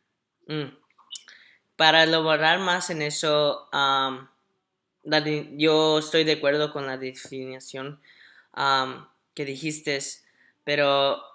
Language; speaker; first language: Spanish; early bilingual, heritage; Spanish